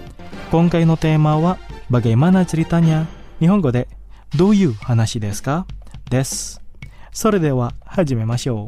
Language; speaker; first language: Japanese; non-native, fluent; Indonesian